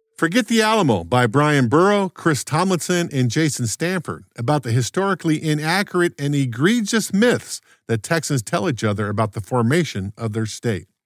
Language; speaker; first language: English; native; English